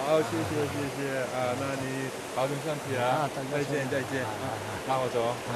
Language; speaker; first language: Chinese; non-native, learner; Korean